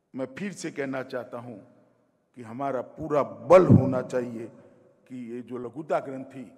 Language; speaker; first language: Hindi; non-native, local second language; Gujarati